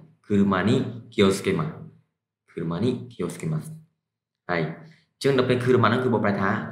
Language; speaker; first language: Japanese; non-native, fluent; Khmer